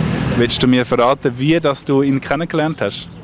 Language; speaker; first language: German; native; German